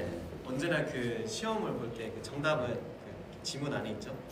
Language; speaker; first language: Korean; native; Korean